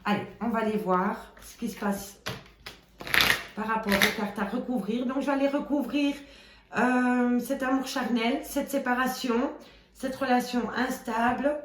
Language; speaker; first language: French; native; French